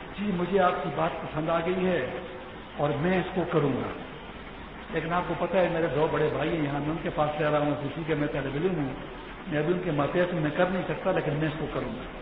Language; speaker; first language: Urdu; non-native, local second language; Pashto